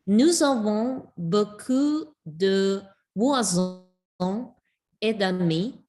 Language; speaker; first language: French; non-native, learner; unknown